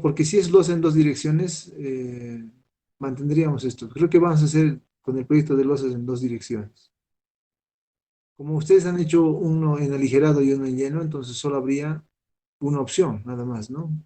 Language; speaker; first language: Spanish; native; Spanish